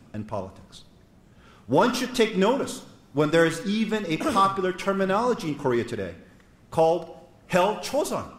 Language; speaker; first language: English; non-native, fluent; Korean